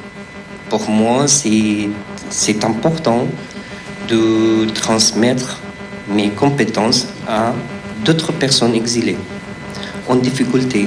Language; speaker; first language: French; non-native, fluent; Persian